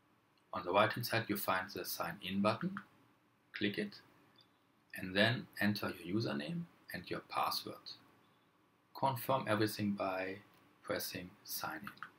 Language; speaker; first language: English; non-native, fluent; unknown